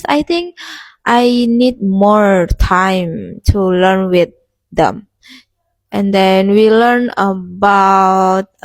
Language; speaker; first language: English; non-native, learner; Indonesian